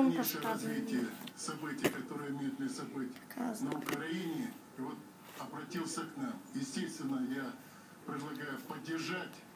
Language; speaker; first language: Russian; native; Russian